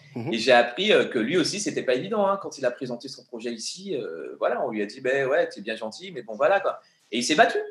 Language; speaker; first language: French; native; French